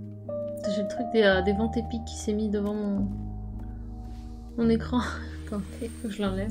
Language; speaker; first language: French; native; French